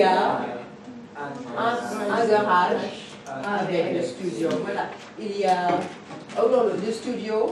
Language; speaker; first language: French; non-native, fluent; English